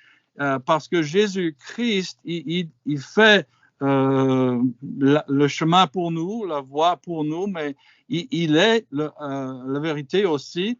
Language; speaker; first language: French; non-native, fluent; English